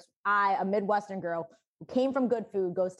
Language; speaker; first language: English; native; English